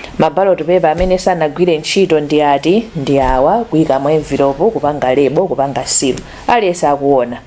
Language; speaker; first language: Nyanja; native; Nyanja